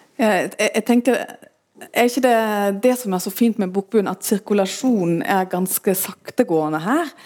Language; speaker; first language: Norwegian; non-native, fluent; German